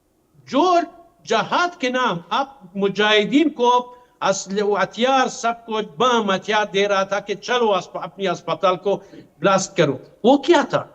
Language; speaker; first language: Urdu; non-native, learner; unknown